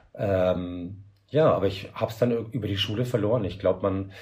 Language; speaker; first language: German; native; German